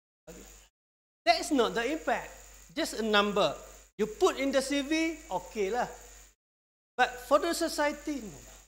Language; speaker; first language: English; non-native, local second language; Malay